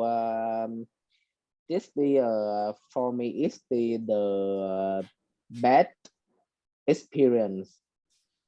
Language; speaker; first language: English; non-native, learner; Vietnamese